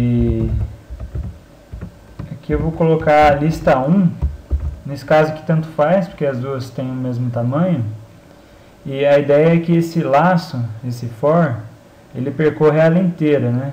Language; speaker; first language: Portuguese; native; Portuguese